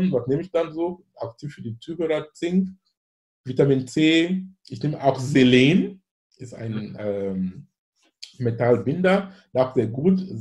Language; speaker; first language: German; non-native, fluent; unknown